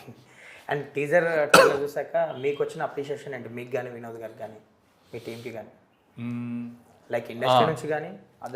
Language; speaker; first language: Telugu; native; Telugu